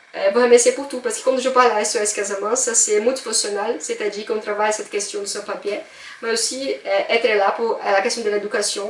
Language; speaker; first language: French; non-native, fluent; Portuguese